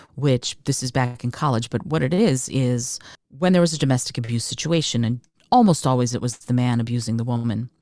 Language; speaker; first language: English; early bilingual, other home language; Russian